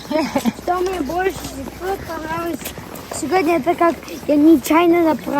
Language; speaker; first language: Russian; early bilingual, heritage; Russian